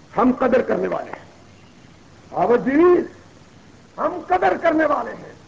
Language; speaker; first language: Urdu; non-native, local second language; Punjabi